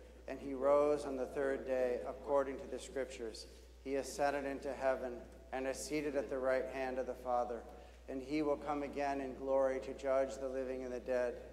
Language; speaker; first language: English; native; English